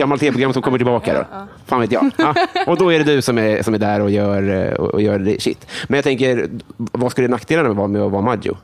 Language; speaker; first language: Swedish; native; Swedish